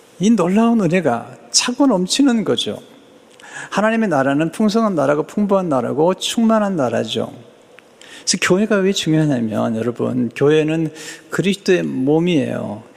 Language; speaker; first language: Korean; native; Korean